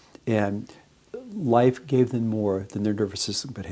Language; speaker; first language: English; native; English